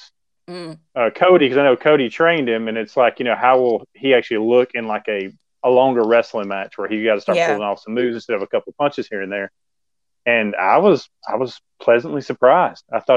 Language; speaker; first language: English; native; English